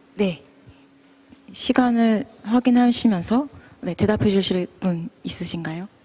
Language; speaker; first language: Korean; native; Korean